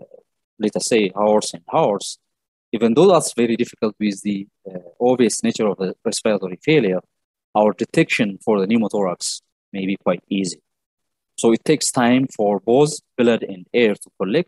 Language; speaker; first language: English; non-native, local second language; Amharic